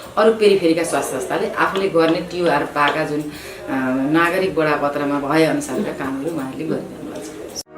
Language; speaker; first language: Nepali; native; Nepali